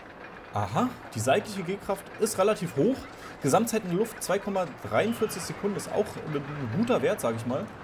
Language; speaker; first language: German; native; German